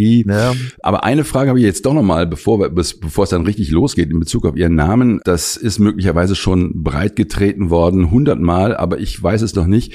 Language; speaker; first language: German; native; German